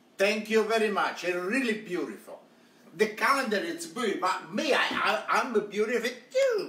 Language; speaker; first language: English; non-native, local second language; Italian